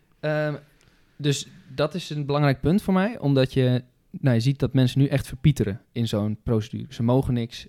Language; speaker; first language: Dutch; native; Dutch